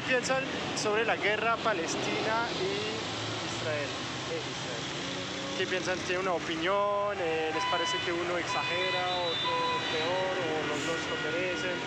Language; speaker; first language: Spanish; non-native, fluent; French